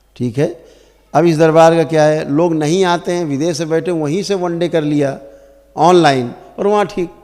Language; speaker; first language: Hindi; native; Hindi